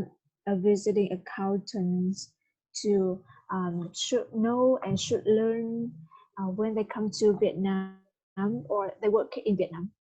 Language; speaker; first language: English; non-native, learner; Vietnamese